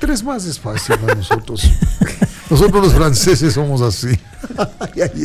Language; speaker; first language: Spanish; native; Spanish